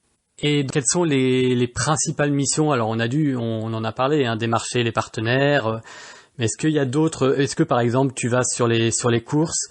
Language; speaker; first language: French; native; French